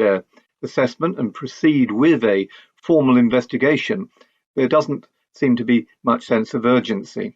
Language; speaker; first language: English; native; English